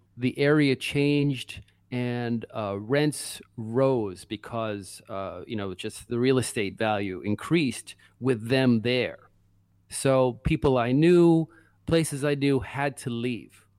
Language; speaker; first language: English; native; English